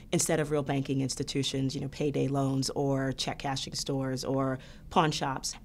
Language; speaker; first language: English; native; English